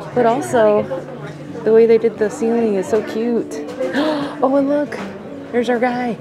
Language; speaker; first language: English; native; English